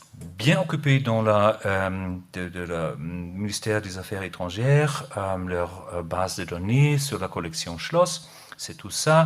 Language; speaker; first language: French; non-native, learner; German